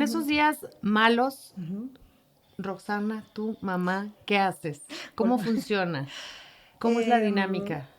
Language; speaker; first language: Spanish; native; Spanish